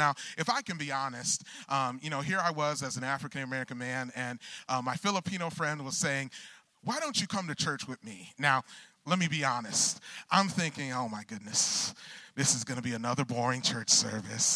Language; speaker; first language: English; native; English